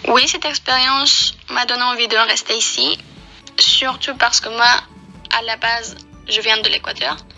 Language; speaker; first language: French; non-native, fluent; Spanish